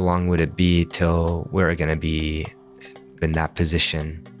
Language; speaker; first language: English; non-native, fluent; Arabic